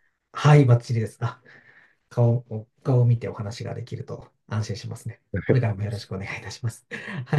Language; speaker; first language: Japanese; native; Japanese